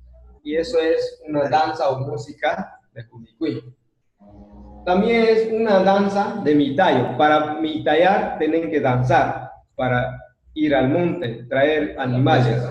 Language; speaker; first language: Spanish; non-native, local second language; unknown